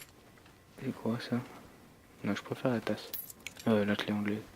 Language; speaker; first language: French; native; French